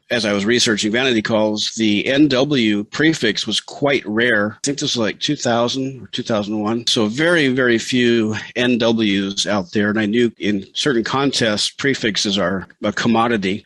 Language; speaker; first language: English; native; English